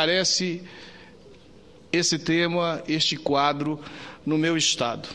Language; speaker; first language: Portuguese; native; Portuguese